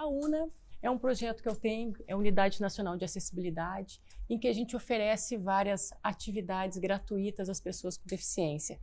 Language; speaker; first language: Portuguese; native; Portuguese